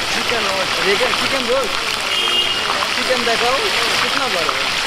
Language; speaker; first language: Hindi; non-native, learner; Bangla